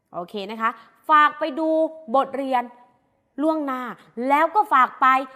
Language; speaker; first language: Thai; native; Thai